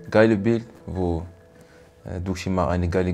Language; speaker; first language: German; non-native, learner; French